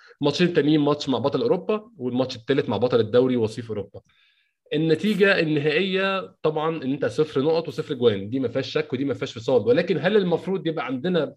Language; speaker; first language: Arabic; native; Arabic